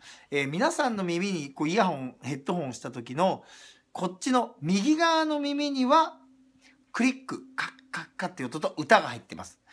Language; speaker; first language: Japanese; native; Japanese